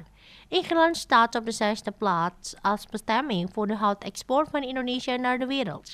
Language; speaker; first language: Dutch; non-native, fluent; Indonesian